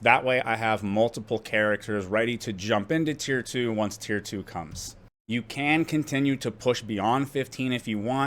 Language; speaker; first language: English; native; English